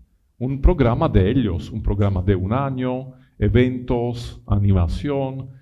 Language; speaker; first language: Spanish; non-native, fluent; Italian